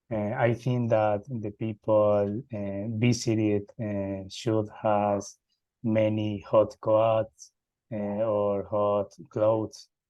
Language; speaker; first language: English; non-native, learner; Spanish